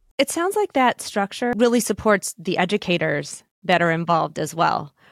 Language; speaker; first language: English; native; English